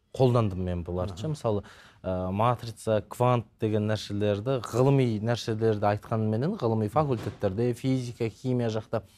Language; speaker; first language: Kazakh; native; Kazakh